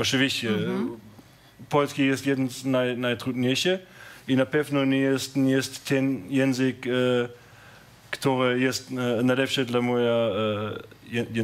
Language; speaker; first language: Polish; non-native, learner; German